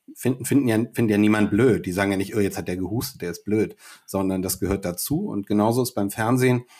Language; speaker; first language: German; native; German